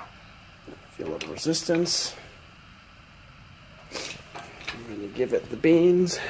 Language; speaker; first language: English; native; English